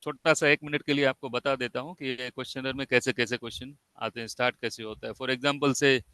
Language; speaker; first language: Hindi; non-native, local second language; Gujarati